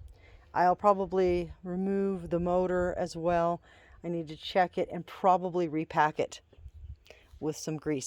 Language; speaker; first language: English; native; English